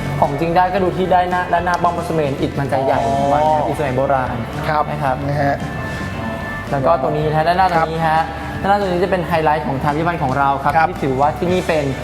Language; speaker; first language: Thai; native; Thai